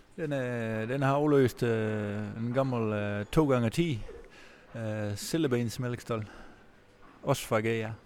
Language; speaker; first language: Danish; non-native, fluent; Dutch